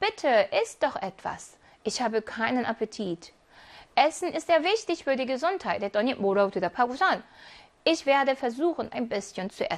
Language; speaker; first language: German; non-native, fluent; Korean